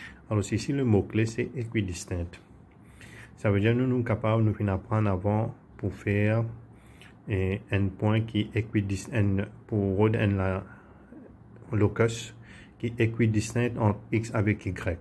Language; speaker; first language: French; non-native, local second language; Morisyen